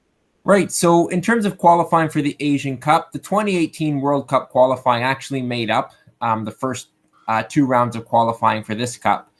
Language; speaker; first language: English; native; English